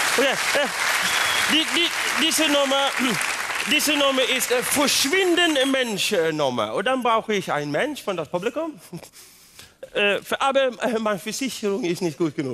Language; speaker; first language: German; non-native, learner; Swedish